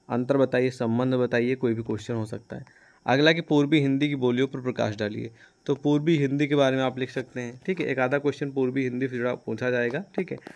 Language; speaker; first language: Hindi; native; Hindi